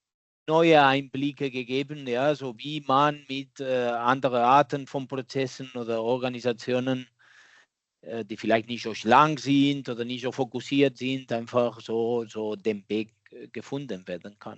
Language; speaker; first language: German; non-native, fluent; Catalan